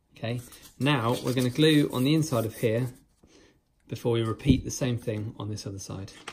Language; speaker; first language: English; native; English